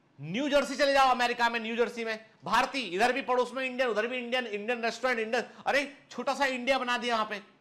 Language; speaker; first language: Hindi; native; Hindi